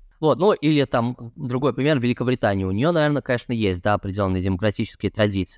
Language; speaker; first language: Russian; native; Russian